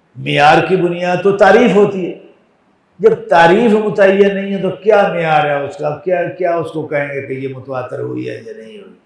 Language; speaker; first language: Urdu; non-native, local second language; Punjabi